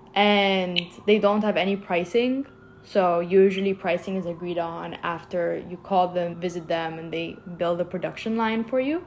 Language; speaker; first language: English; non-native, fluent; Arabic